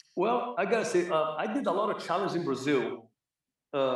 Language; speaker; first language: English; non-native, fluent; Portuguese